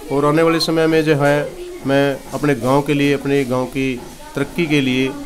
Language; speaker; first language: Hindi; native; Hindi